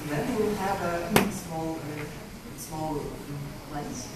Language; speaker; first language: English; non-native, local second language; Lithuanian